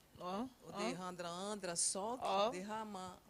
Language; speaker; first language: Swedish; non-native, fluent; Portuguese